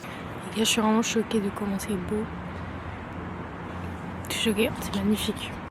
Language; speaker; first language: French; native; French